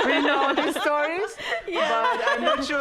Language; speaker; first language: English; non-native, learner; Russian